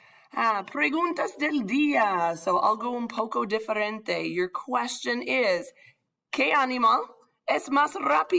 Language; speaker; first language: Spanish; non-native, fluent; English